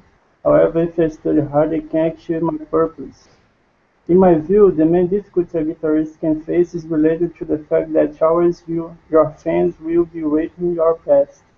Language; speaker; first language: English; non-native, learner; Portuguese